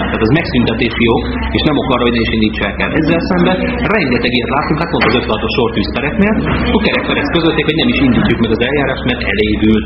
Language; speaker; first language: Hungarian; native; Hungarian